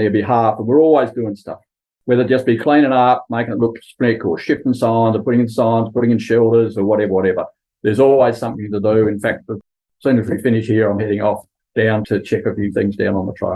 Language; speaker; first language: English; native; English